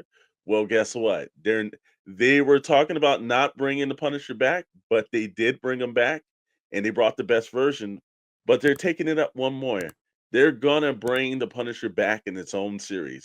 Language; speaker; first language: English; native; English